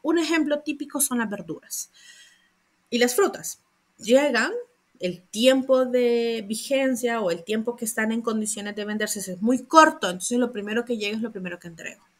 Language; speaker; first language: Spanish; native; Spanish